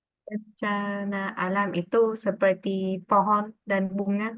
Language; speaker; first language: Indonesian; non-native, learner; Vietnamese